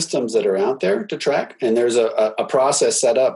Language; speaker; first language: English; native; English